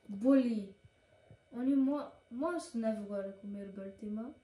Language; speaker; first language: Nepali; early bilingual, heritage; Nepali